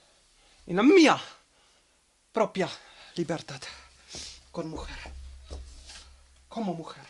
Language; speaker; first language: Spanish; non-native, learner; French